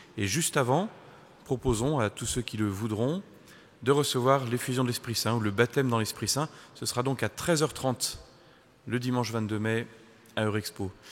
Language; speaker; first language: French; native; French